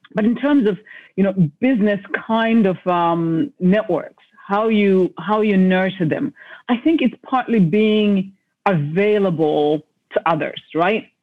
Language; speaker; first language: English; non-native, local second language; Shona